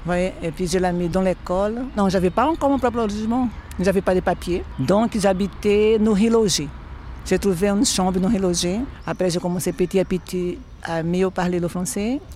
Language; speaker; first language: French; non-native, fluent; Portuguese